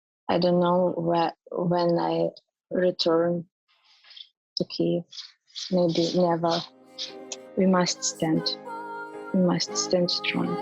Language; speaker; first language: English; non-native, learner; Ukrainian